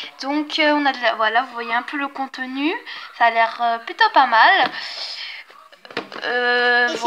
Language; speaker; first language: French; native; French